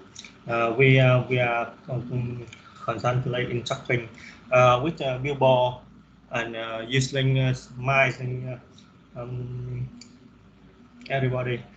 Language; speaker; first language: English; non-native, learner; Vietnamese